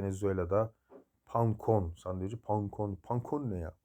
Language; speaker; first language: Spanish; non-native, learner; Turkish